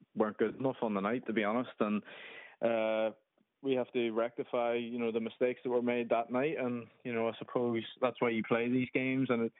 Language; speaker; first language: English; native; English